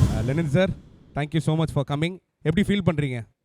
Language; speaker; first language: Tamil; native; Tamil